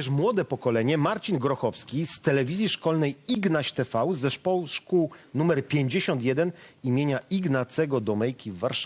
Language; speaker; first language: Polish; native; Polish